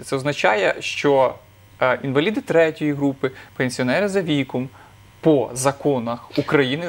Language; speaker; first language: Ukrainian; native; Ukrainian